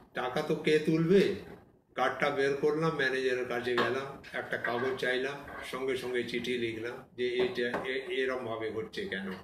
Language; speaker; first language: Bangla; non-native, local second language; Punjabi